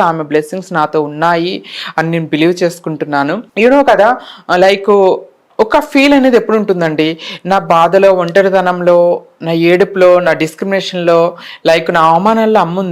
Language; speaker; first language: Telugu; native; Telugu